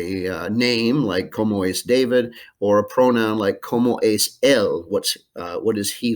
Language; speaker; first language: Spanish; non-native, fluent; English